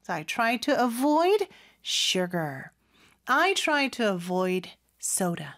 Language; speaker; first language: English; non-native, fluent; Korean